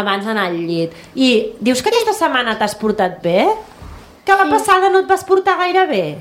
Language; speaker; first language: Catalan; native; Catalan